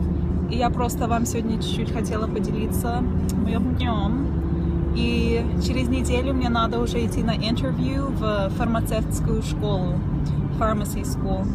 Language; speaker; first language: Russian; early bilingual, heritage; Russian